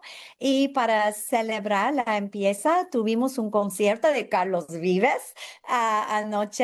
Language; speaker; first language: Spanish; non-native, fluent; English